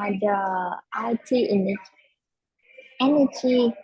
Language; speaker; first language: English; non-native, learner; Vietnamese